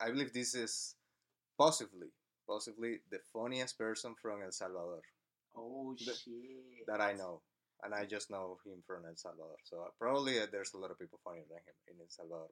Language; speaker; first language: English; non-native, fluent; Spanish